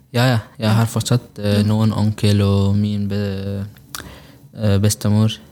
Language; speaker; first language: Norwegian; non-native, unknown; Arabic